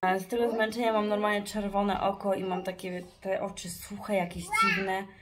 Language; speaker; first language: Polish; early bilingual, heritage; Polish